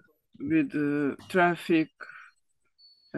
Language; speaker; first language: English; non-native, learner; Serbian